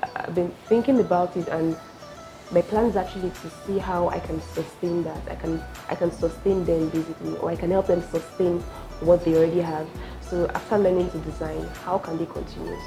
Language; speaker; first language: English; non-native, local second language; Yoruba